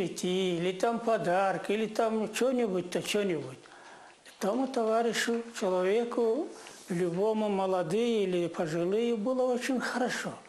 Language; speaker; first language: Russian; non-native, local second language; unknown